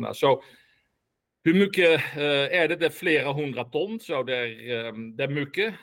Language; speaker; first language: Swedish; non-native, fluent; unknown